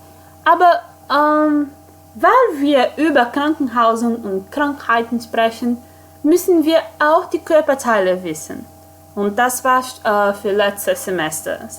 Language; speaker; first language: German; non-native, fluent; Portuguese